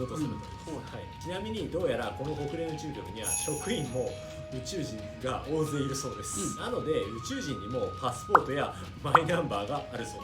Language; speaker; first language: Japanese; native; Japanese